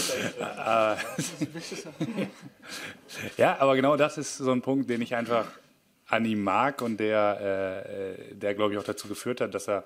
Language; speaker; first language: German; native; German